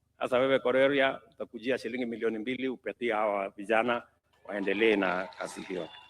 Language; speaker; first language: Swahili; non-native, local second language; Kalenjin